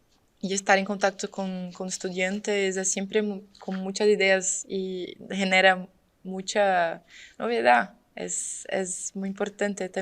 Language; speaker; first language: Spanish; non-native, fluent; Portuguese